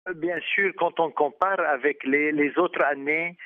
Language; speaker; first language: French; non-native, fluent; Arabic